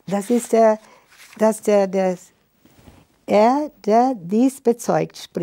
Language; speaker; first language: German; non-native, fluent; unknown